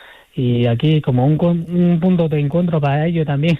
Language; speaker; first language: Spanish; non-native, fluent; Chinese